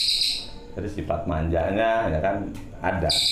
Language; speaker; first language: Indonesian; non-native, local second language; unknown